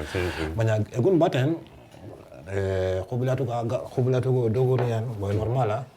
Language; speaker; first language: Basque; non-native, learner; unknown